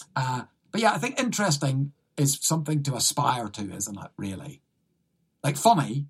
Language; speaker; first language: English; native; English